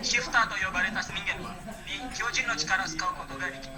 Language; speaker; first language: Japanese; non-native, learner; Indonesian